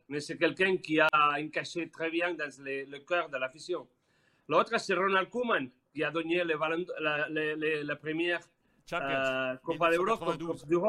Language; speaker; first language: French; non-native, learner; Spanish